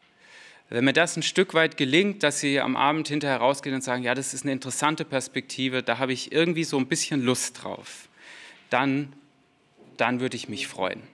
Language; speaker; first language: German; native; German